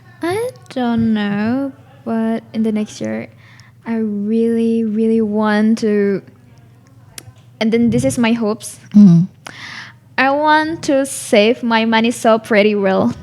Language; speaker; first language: English; non-native, learner; Indonesian